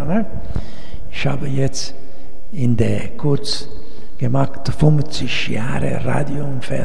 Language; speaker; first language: German; non-native, learner; Italian